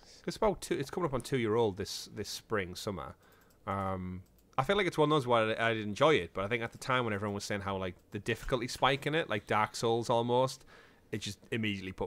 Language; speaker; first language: English; native; English